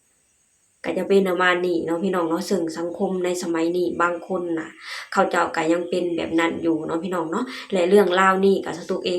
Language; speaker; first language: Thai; non-native, local second language; Lao